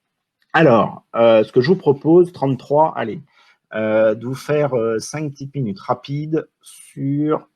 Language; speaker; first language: French; native; French